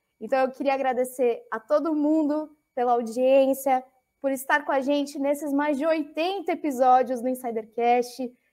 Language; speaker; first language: Portuguese; native; Portuguese